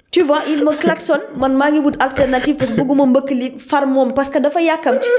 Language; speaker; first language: French; non-native, local second language; Wolof